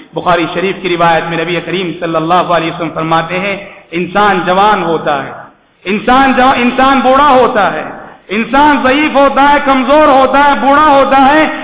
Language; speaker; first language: Urdu; native; Urdu